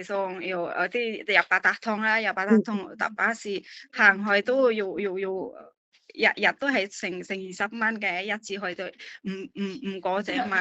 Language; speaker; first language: Cantonese; non-native, fluent; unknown